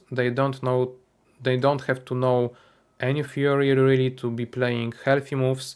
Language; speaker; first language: English; non-native, fluent; Polish